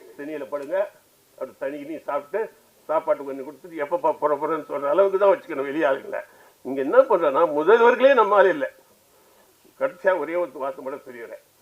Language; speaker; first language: Tamil; native; Tamil